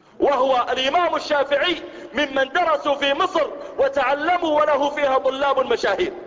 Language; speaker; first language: Arabic; native; Arabic